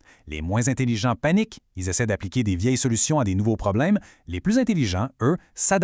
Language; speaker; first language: French; native; French